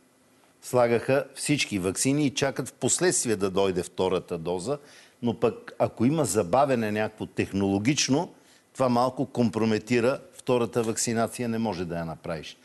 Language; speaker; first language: Bulgarian; native; Bulgarian